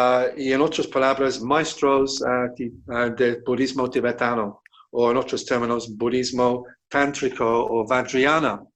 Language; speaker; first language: Spanish; non-native, fluent; English